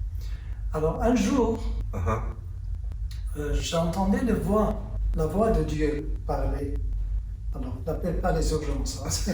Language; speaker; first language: French; early bilingual, heritage; French